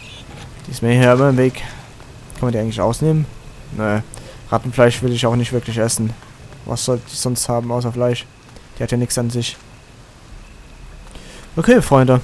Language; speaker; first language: German; native; German